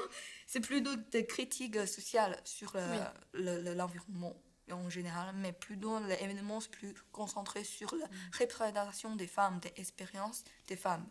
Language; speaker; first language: French; non-native, learner; Chinese